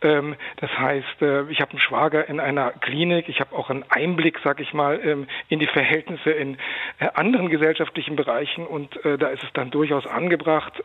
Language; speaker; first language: German; native; German